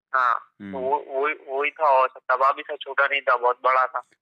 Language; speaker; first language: Hindi; native; Hindi